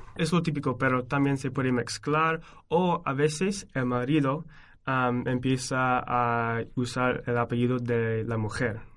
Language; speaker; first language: Spanish; non-native, fluent; English